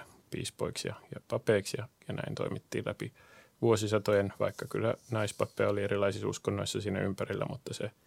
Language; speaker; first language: Finnish; native; Finnish